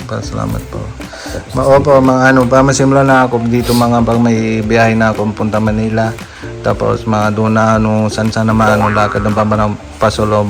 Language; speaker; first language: Filipino; non-native, learner; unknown